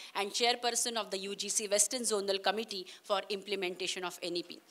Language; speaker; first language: English; non-native, local second language; Marathi